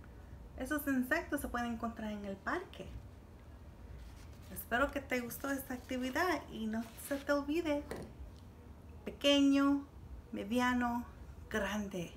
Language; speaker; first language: Spanish; early bilingual, heritage; Spanish